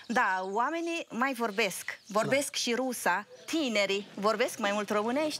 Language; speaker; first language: Romanian; non-native, local second language; Russian